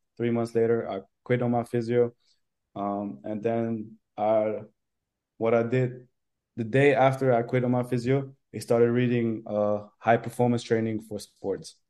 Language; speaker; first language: English; non-native, fluent; German